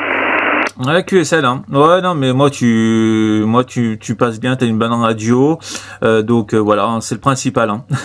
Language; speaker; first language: French; native; French